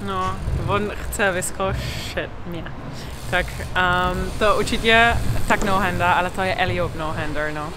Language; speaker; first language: Czech; non-native, learner; English